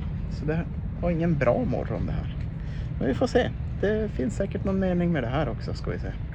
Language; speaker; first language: Swedish; native; Swedish